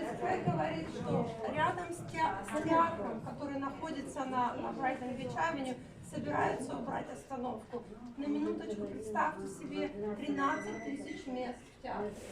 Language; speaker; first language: Russian; native; Russian